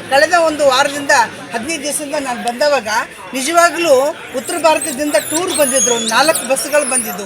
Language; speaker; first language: Kannada; native; Kannada